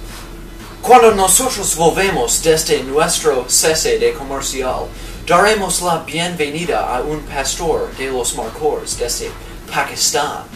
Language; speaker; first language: Spanish; non-native, learner; English